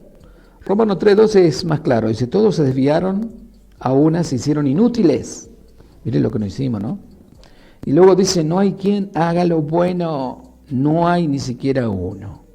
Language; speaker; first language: Spanish; native; Spanish